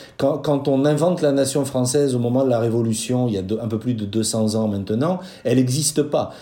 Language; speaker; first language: French; native; French